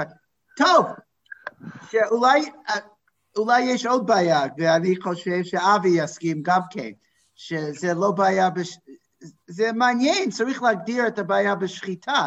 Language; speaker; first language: Hebrew; non-native, fluent; English